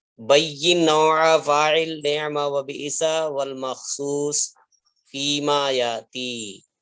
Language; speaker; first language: Urdu; native; Urdu